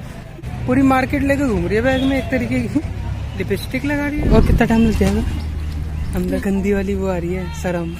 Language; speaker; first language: Hindi; native; Hindi